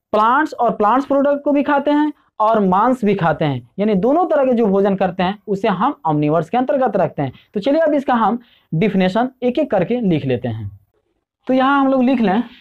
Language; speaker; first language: Hindi; native; Hindi